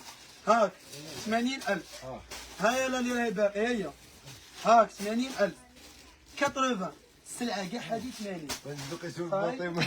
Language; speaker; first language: Arabic; native; Arabic